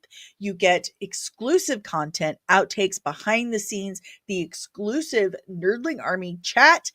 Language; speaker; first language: English; native; English